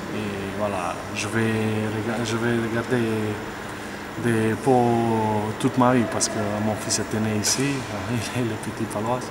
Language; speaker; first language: French; non-native, learner; Portuguese